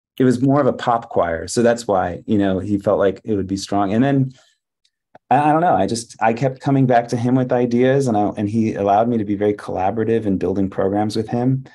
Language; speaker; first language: English; early bilingual, other home language; Hebrew